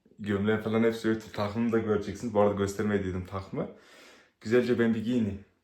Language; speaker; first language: Turkish; early bilingual, heritage; Turkish